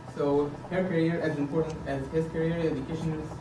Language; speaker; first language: English; non-native, fluent; Arabic